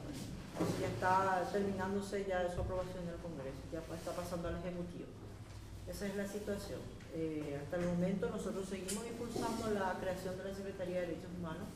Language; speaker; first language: Spanish; native; Spanish